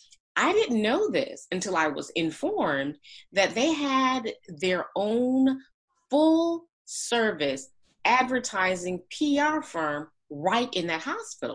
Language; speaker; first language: English; native; English